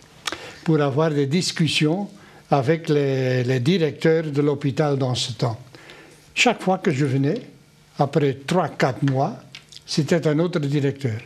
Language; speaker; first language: French; non-native, local second language; Dutch